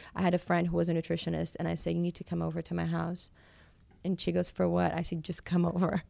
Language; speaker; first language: English; non-native, fluent; Portuguese